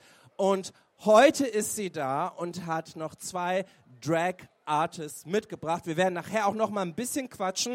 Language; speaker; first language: German; native; German